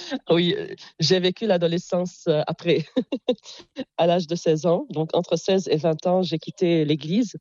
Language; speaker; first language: French; non-native, local second language; Arabic